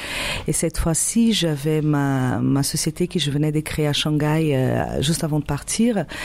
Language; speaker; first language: French; non-native, fluent; Portuguese